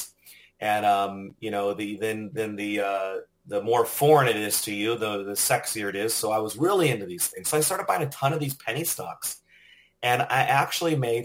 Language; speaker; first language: English; native; English